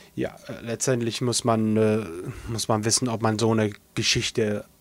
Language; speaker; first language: German; non-native, fluent; English